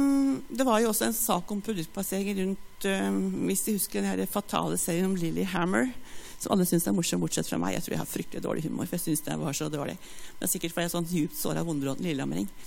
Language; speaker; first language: Norwegian; native; Norwegian